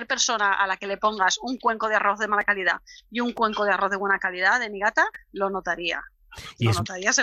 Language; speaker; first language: Spanish; native; Spanish